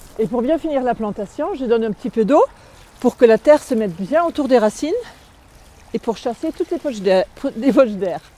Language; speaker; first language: French; non-native, fluent; German